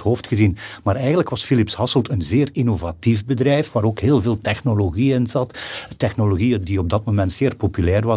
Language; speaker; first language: Dutch; native; Dutch